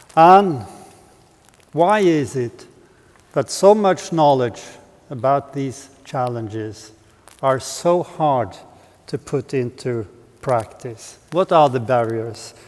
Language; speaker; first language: English; non-native, fluent; Norwegian